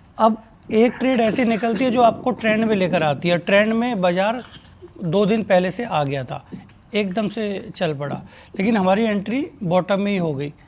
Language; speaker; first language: Hindi; native; Hindi